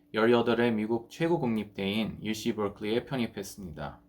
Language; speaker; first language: Korean; early bilingual, heritage; Korean